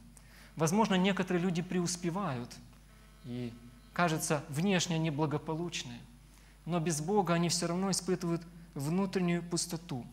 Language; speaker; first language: Russian; native; Russian